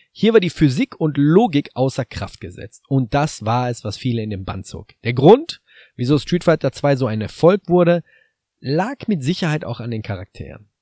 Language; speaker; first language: German; native; German